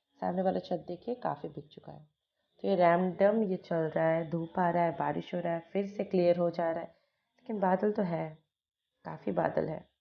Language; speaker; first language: Hindi; non-native, local second language; Bangla